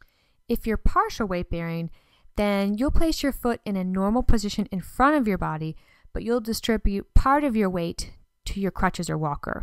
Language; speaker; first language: English; native; English